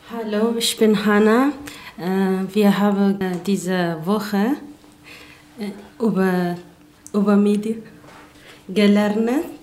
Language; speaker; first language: German; non-native, learner; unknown